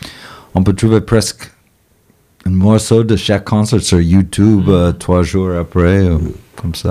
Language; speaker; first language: French; non-native, fluent; English